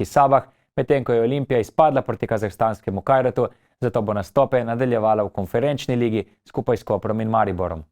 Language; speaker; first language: Slovenian; native; Slovenian